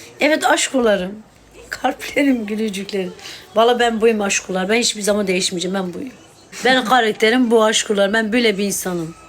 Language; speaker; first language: Turkish; non-native, local second language; Kurdish